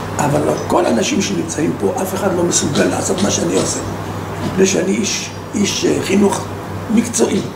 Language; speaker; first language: Hebrew; non-native, fluent; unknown